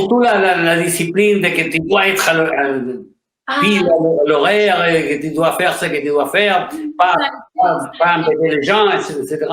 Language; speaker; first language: French; non-native, fluent; Spanish